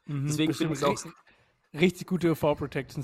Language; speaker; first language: German; native; German